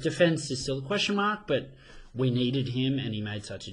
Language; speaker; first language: English; native; English